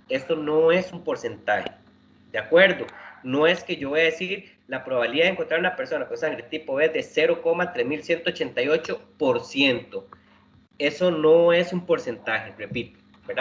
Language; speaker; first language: Spanish; native; Spanish